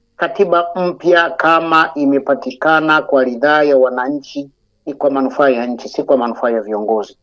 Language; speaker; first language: Swahili; non-native, local second language; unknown